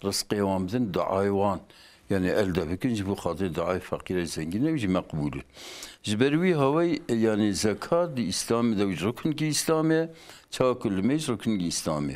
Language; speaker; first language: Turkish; non-native, local second language; Kurdish